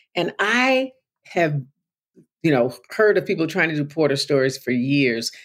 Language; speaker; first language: English; native; English